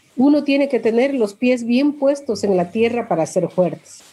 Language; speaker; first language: Spanish; non-native, local second language; Quechua